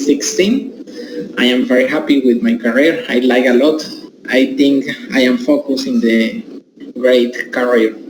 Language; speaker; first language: English; non-native, learner; Spanish